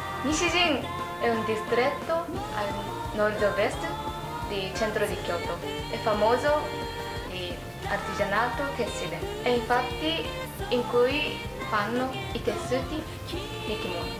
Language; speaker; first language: Italian; non-native, learner; Japanese